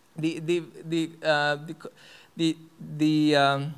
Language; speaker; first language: German; non-native, fluent; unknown